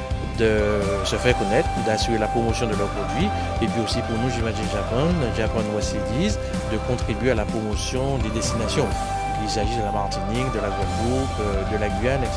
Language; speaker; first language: French; native; French